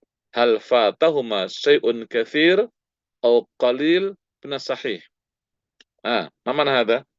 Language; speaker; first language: Arabic; non-native, fluent; Indonesian